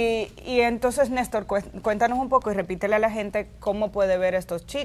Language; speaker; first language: Spanish; native; Spanish